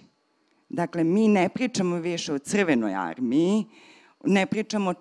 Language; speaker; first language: Serbian; native; Serbian